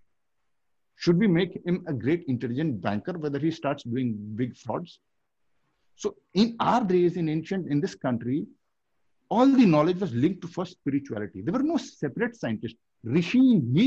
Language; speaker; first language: English; non-native, local second language; Hindi